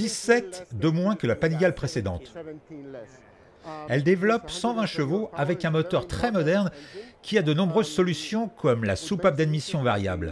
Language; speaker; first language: French; native; French